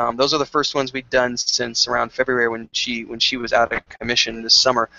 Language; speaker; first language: English; native; English